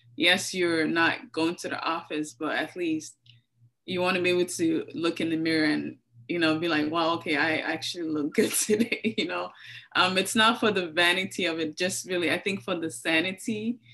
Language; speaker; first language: English; non-native, local second language; Yoruba